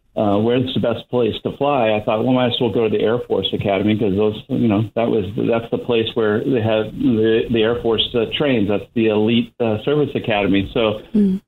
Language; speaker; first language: English; native; English